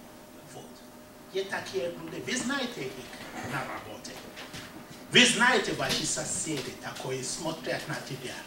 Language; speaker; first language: Russian; non-native, fluent; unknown